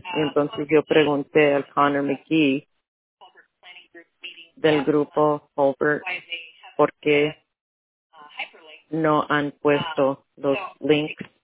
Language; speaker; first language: Spanish; early bilingual, heritage; Spanish